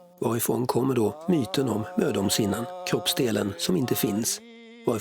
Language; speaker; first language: Swedish; native; Swedish